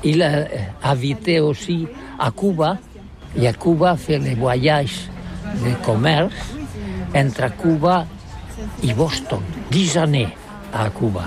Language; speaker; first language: French; non-native, learner; Catalan